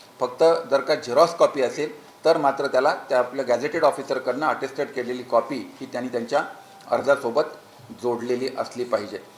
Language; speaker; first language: Marathi; native; Marathi